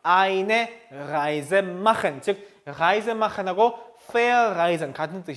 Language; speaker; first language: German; non-native, fluent; Korean